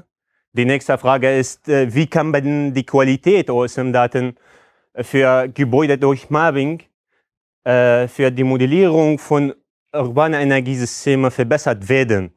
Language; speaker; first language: German; non-native, fluent; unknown